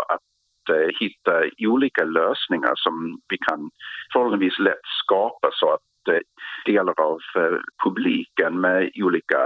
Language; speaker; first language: Swedish; non-native, fluent; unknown